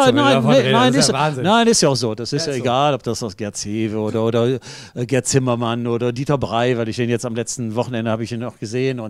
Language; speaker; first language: German; native; German